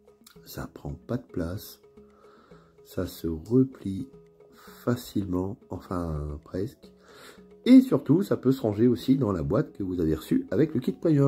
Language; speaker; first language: French; native; French